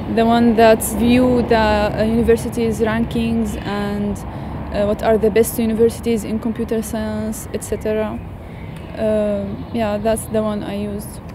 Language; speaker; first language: English; non-native, fluent; Arabic